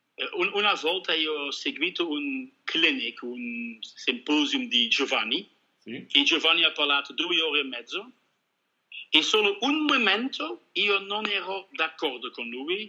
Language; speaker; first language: Italian; non-native, learner; Dutch